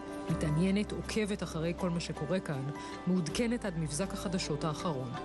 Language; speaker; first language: Hebrew; native; Hebrew